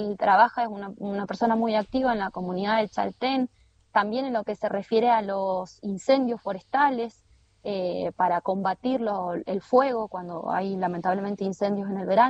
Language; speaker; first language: Spanish; native; Spanish